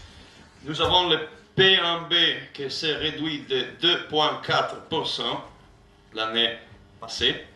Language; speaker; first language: French; non-native, learner; Italian